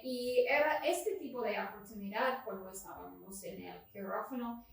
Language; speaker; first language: Spanish; non-native, learner; English